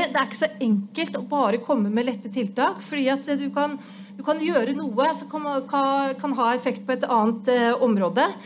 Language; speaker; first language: Norwegian; native; Norwegian